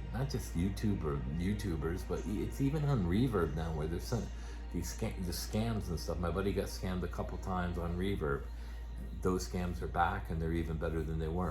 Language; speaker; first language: English; native; English